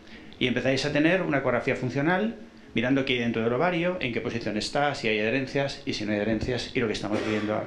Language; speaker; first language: Spanish; native; Spanish